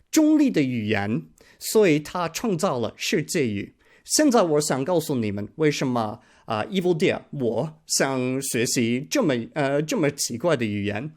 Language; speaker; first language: Chinese; non-native, learner; English